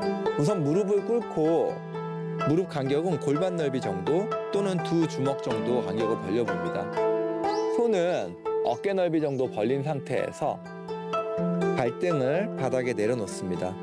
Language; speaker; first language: Korean; native; Korean